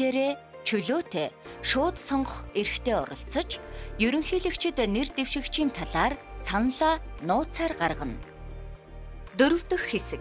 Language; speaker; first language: Mongolian; native; Mongolian